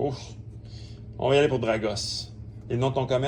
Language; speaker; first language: French; native; French